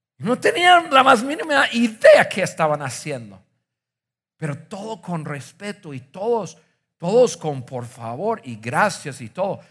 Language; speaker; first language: Spanish; non-native, fluent; English